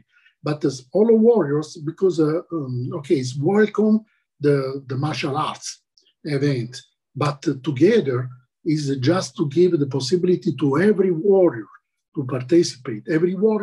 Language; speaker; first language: English; non-native, learner; Italian